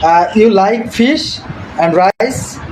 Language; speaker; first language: English; non-native, learner; Bangla